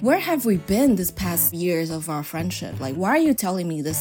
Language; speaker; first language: English; non-native, fluent; Chinese